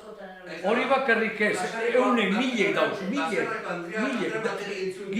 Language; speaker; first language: Basque; native; Basque